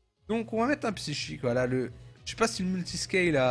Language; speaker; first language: French; native; French